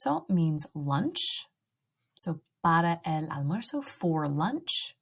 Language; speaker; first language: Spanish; non-native, learner; English